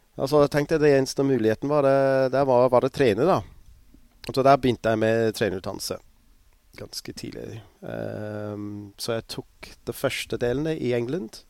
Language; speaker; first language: Norwegian; non-native, fluent; English